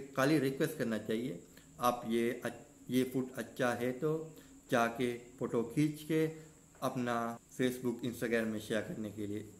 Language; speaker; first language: Hindi; non-native, learner; Sinhala